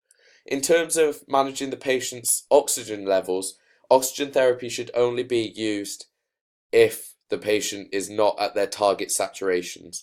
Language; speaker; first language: English; native; English